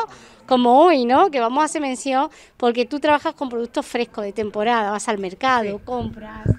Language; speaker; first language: Spanish; native; Spanish